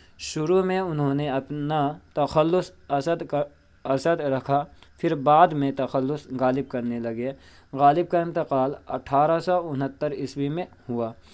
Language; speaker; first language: Urdu; native; Urdu